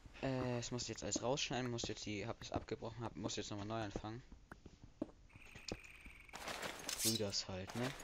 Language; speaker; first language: German; native; German